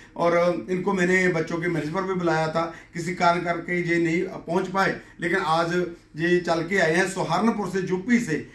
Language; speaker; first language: Hindi; non-native, local second language; Punjabi